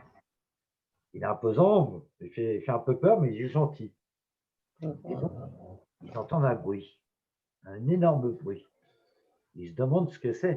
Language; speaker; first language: French; native; French